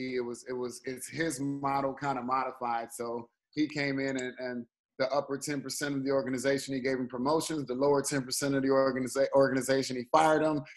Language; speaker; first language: English; native; English